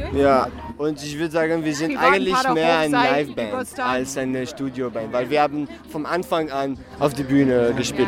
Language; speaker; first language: German; non-native, fluent; French